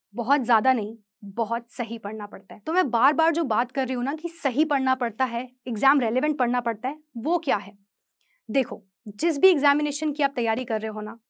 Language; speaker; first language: Hindi; native; Hindi